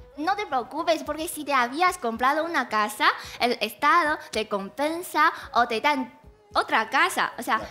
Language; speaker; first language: Spanish; non-native, fluent; Chinese